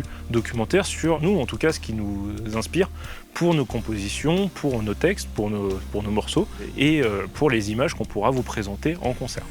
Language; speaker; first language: French; native; French